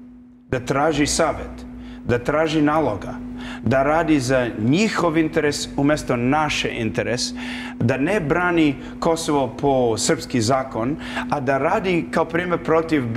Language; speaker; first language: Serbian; early bilingual, heritage; Serbian